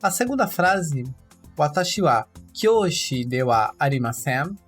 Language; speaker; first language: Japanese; non-native, learner; Portuguese